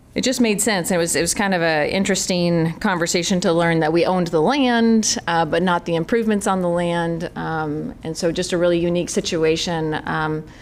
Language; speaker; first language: English; native; English